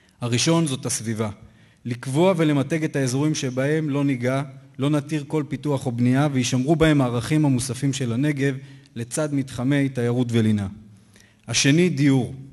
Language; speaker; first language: Hebrew; native; Hebrew